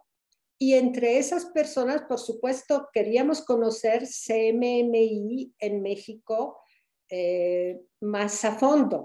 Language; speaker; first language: Spanish; non-native, fluent; Polish